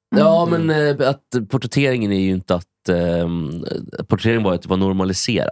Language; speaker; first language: Swedish; native; Swedish